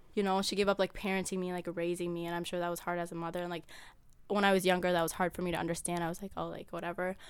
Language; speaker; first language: English; early bilingual, other home language; Amharic